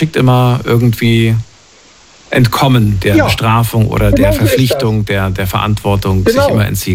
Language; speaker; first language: German; native; German